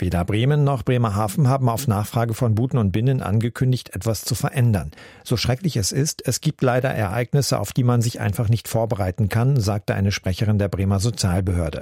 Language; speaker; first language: German; native; German